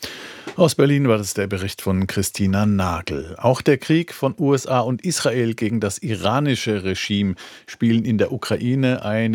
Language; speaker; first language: German; native; German